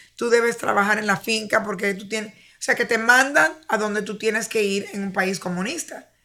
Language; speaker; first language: Spanish; early bilingual, heritage; Spanish